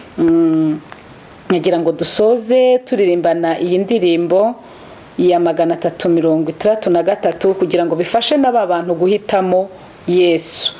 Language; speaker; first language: Kinyarwanda; native; Kinyarwanda